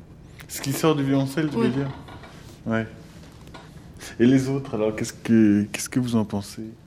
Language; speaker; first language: French; native; French